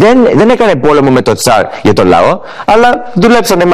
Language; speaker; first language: Greek; early bilingual, heritage; English